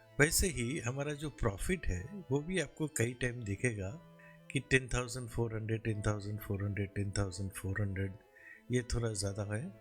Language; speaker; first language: Hindi; non-native, local second language; Bangla